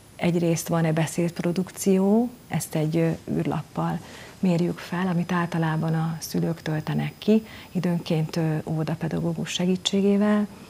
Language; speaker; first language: Hungarian; native; Hungarian